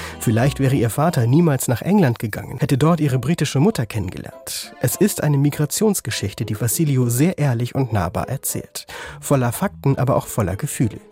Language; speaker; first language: German; native; German